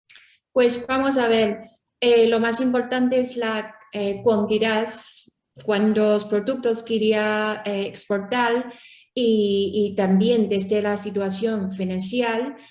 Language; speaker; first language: Spanish; non-native, learner; Chinese